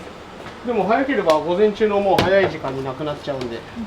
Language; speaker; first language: Japanese; native; Japanese